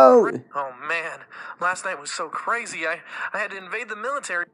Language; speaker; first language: English; native; English